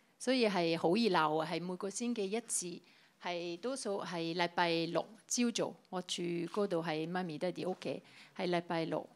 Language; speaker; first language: Cantonese; non-native, fluent; French